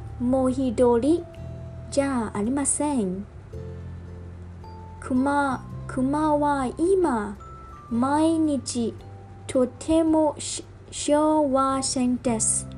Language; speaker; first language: Japanese; non-native, learner; Chinese